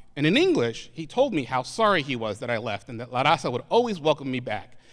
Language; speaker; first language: English; native; English